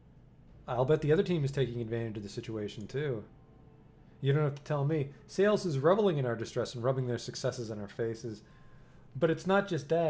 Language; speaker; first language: English; native; English